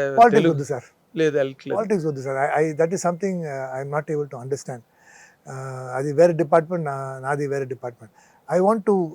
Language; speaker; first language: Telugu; non-native, local second language; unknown